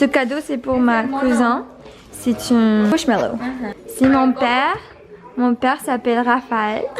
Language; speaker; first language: French; non-native, learner; English